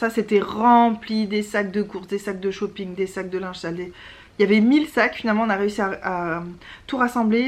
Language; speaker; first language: French; native; French